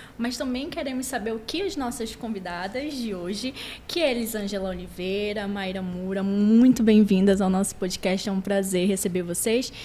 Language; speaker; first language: Portuguese; native; Portuguese